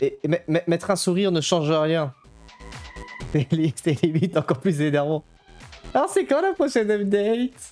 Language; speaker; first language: French; native; French